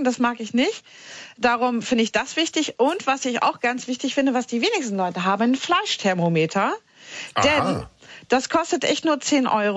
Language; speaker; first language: German; native; German